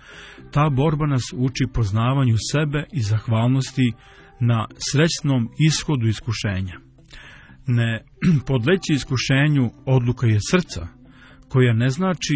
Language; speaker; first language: Serbian; native; Serbian